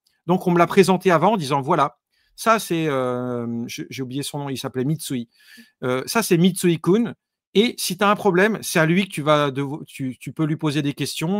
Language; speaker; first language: French; native; French